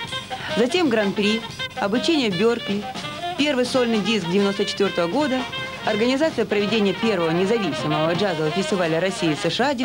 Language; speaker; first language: Russian; native; Russian